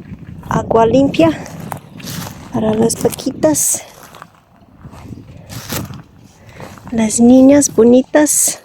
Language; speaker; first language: Spanish; non-native, learner; English